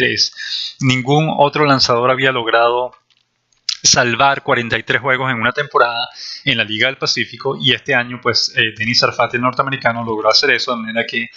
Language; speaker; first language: Spanish; native; Spanish